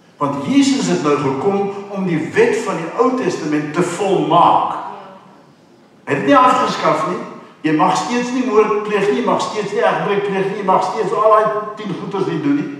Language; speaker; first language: Afrikaans; non-native, local second language; English